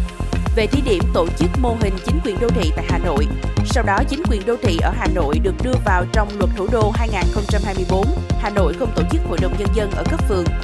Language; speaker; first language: Vietnamese; native; Vietnamese